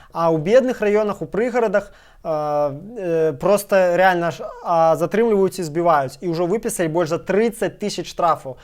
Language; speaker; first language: Belarusian; non-native, local second language; Russian